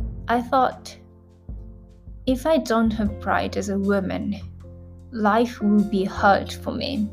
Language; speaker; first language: English; non-native, fluent; Japanese